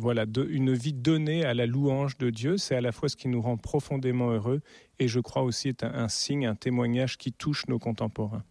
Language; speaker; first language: French; native; French